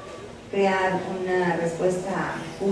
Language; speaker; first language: Spanish; native; Spanish